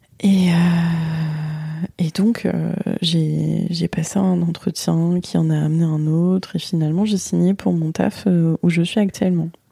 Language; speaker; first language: French; native; French